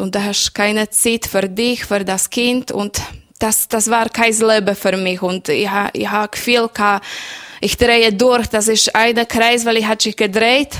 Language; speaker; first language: German; non-native, learner; Slovak